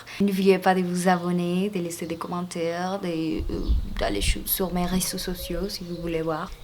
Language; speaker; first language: French; non-native, fluent; Spanish